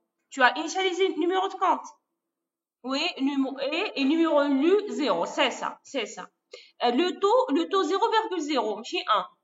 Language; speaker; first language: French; non-native, local second language; Arabic